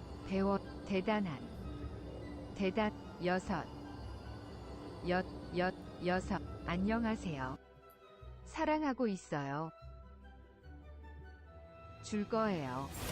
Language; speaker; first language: Korean; non-native, learner; English